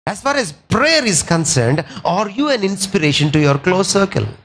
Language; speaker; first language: English; non-native, local second language; Telugu